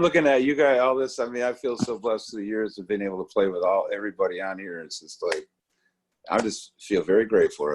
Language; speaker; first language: English; native; English